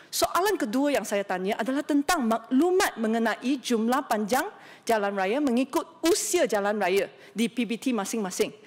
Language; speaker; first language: Malay; non-native, local second language; Chinese